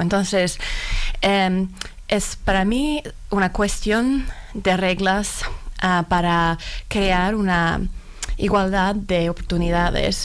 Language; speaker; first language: Spanish; non-native, fluent; Finnish